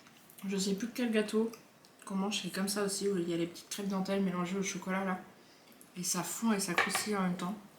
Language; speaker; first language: French; native; French